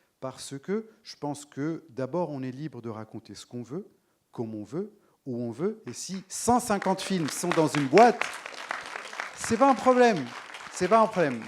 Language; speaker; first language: French; non-native, local second language; Arabic